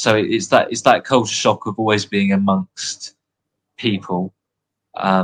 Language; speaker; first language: English; native; English